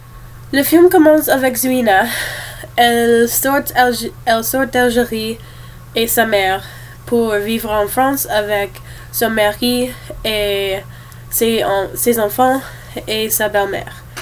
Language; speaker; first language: French; non-native, learner; English